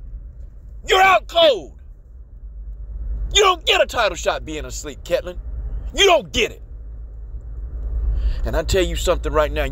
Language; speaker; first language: English; native; English